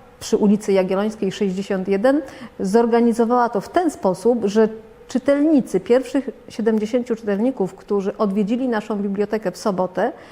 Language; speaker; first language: Polish; native; Polish